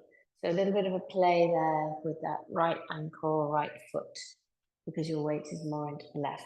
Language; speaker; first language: English; native; English